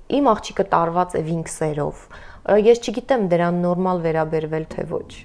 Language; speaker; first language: Armenian; native; Armenian